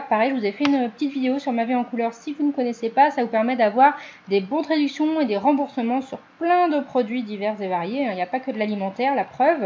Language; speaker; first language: French; native; French